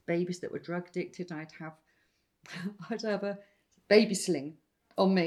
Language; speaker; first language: English; native; English